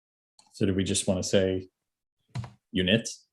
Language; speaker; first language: English; native; English